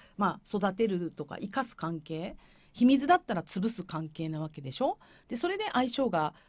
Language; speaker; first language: Japanese; native; Japanese